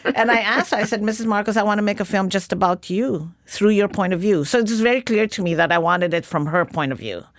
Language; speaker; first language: English; non-native, local second language; Filipino